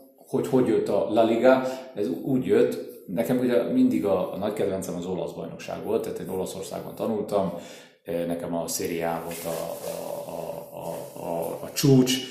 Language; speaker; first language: Hungarian; native; Hungarian